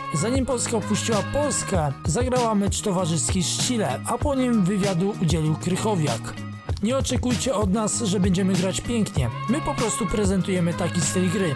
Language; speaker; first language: Polish; native; Polish